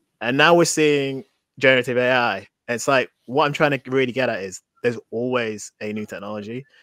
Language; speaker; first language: English; native; English